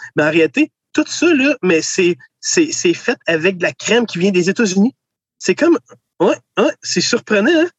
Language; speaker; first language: French; native; French